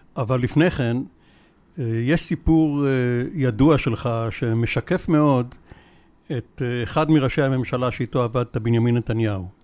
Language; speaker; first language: Hebrew; native; Hebrew